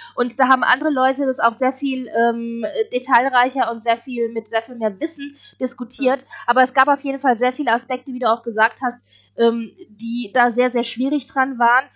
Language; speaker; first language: German; native; German